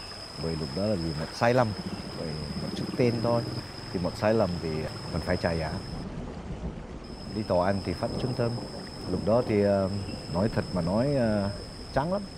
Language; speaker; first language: Vietnamese; non-native, fluent; Malay